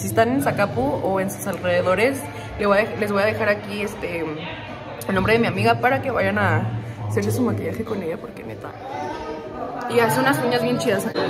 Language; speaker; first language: Spanish; early bilingual, heritage; Spanish